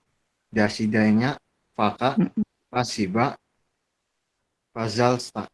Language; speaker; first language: Russian; non-native, learner; Indonesian